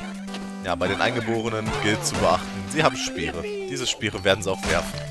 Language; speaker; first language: German; native; German